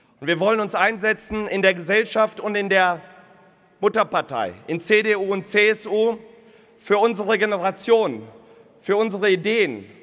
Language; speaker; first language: German; early bilingual, other home language; Polish